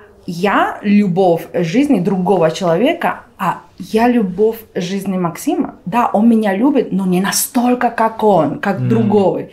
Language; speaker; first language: Russian; non-native, fluent; Spanish